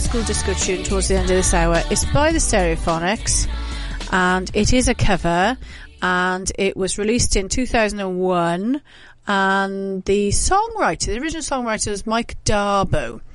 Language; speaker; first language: English; native; English